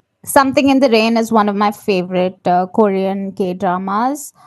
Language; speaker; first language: English; non-native, local second language; Malayalam